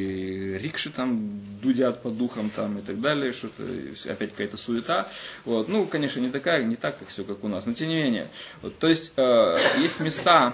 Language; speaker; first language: Russian; native; Russian